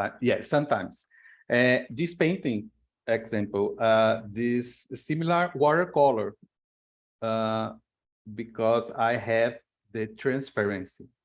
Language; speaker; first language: English; non-native, learner; Portuguese